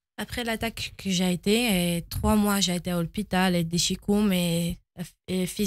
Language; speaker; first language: French; early bilingual, heritage; Hebrew